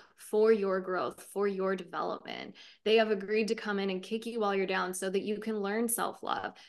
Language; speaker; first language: English; native; English